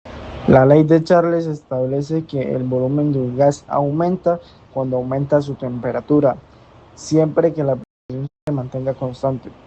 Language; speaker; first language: Spanish; native; Spanish